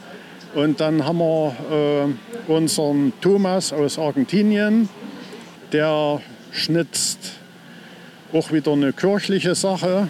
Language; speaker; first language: German; native; German